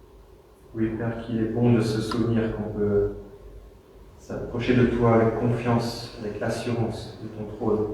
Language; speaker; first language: French; native; French